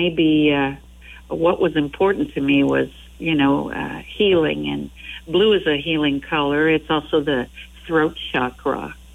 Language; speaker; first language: English; non-native, fluent; French